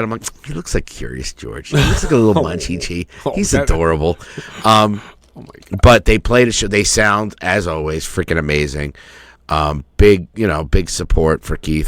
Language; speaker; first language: English; native; English